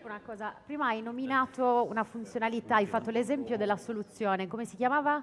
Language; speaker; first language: Italian; native; Italian